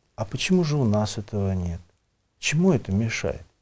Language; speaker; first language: Russian; native; Russian